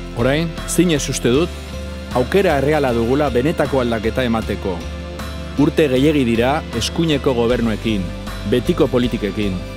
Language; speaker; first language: Basque; non-native, local second language; Spanish